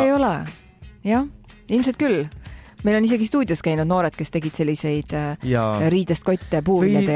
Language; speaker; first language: Estonian; native; Estonian